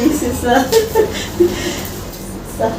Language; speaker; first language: French; non-native, learner; Malagasy